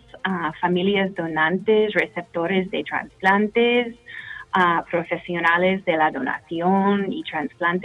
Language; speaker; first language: Spanish; non-native, fluent; English